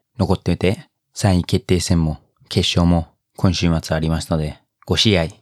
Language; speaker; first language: Japanese; non-native, fluent; English